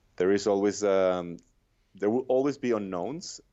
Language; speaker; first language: English; non-native, fluent; Spanish